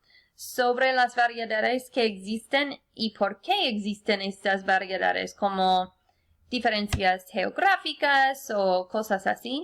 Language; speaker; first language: Spanish; non-native, fluent; English